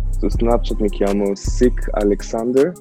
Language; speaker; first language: Italian; non-native, learner; Albanian